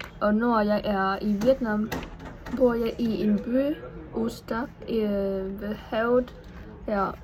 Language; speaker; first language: Danish; non-native, learner; Vietnamese